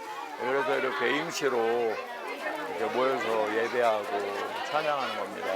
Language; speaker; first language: Korean; native; Korean